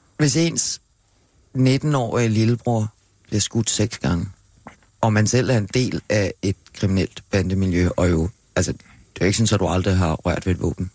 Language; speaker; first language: Danish; native; Danish